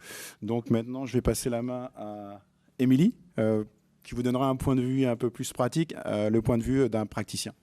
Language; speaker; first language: French; native; French